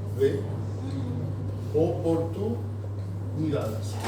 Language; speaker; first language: Spanish; non-native, fluent; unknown